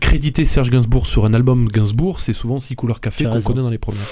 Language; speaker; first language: French; native; French